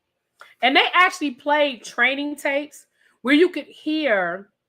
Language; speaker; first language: English; native; English